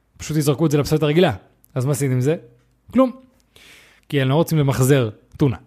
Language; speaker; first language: Hebrew; native; Hebrew